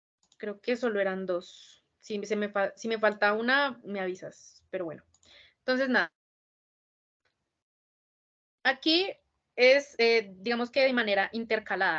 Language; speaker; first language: Spanish; native; Spanish